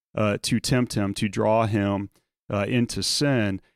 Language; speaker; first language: English; native; English